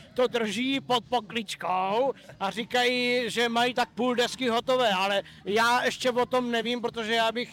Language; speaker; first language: Czech; native; Czech